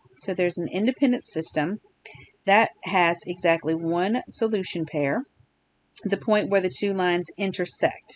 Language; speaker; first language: English; native; English